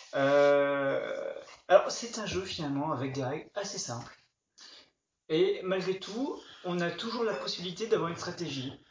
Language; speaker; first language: French; native; French